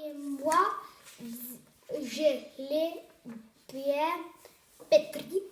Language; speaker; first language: French; non-native, learner; Dutch